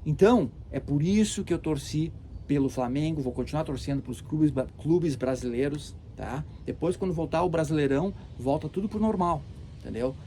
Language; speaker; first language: Portuguese; early bilingual, heritage; Portuguese